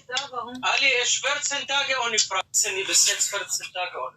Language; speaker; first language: German; non-native, learner; Arabic